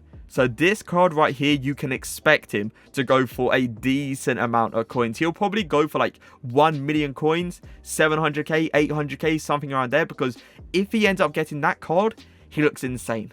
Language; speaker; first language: English; native; English